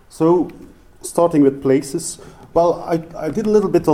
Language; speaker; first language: English; non-native, fluent; Dutch